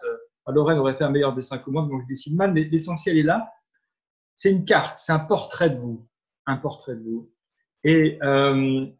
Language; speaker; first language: French; native; French